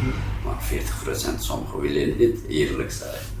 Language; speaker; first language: Dutch; non-native, learner; Turkish